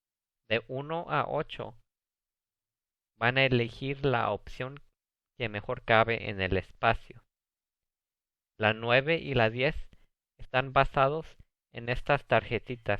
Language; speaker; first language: Spanish; early bilingual, heritage; Spanish